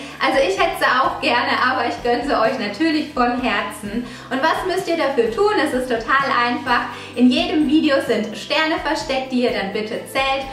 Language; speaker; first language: German; early bilingual, other home language; Italian